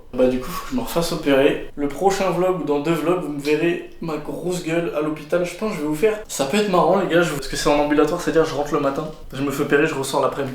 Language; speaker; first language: French; native; French